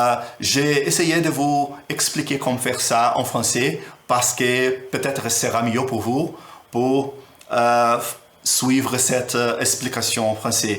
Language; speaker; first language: French; non-native, learner; Portuguese